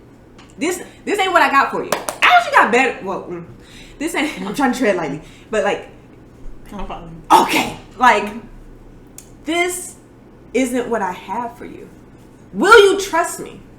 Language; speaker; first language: English; native; English